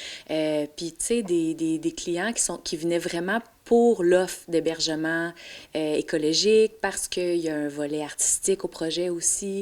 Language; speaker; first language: French; native; French